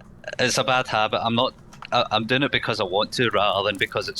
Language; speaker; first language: English; native; English